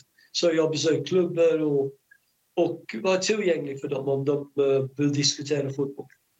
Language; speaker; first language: Swedish; non-native, fluent; English